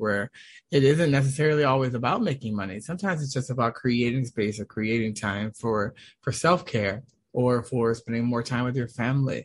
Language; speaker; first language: English; native; English